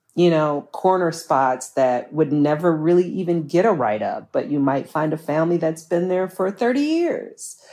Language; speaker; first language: English; native; English